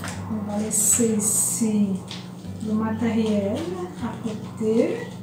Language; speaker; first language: French; non-native, fluent; Portuguese